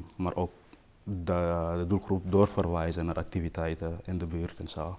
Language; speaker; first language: Dutch; non-native, fluent; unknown